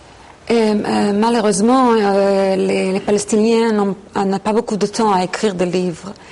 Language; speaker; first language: French; non-native, fluent; Hebrew